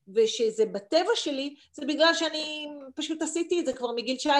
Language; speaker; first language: Hebrew; native; Hebrew